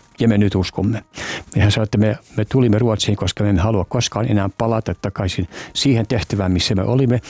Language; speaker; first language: Finnish; native; Finnish